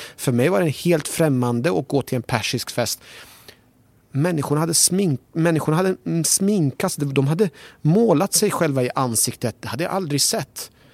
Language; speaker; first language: Swedish; early bilingual, other home language; Persian